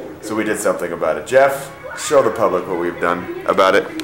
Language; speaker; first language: English; native; English